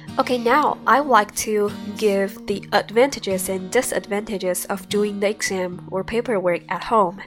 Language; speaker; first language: English; non-native, fluent; Chinese